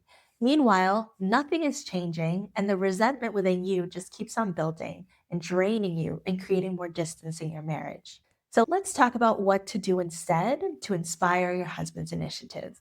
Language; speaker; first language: English; native; English